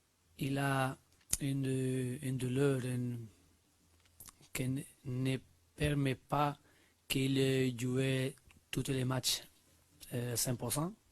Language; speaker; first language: French; non-native, learner; Spanish